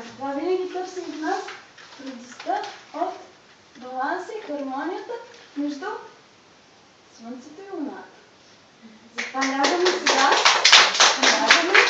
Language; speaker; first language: Bulgarian; native; Bulgarian